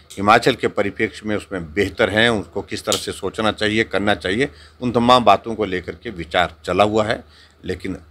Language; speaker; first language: Hindi; native; Hindi